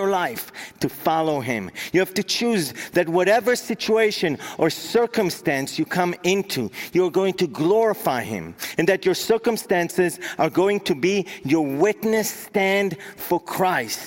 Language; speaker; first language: English; non-native, fluent; Hebrew